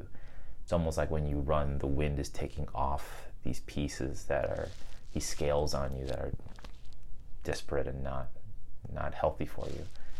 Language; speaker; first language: English; native; English